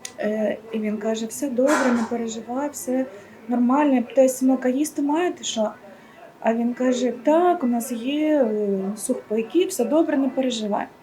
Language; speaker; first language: Ukrainian; native; Ukrainian